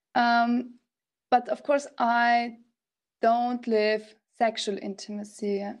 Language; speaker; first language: English; non-native, fluent; German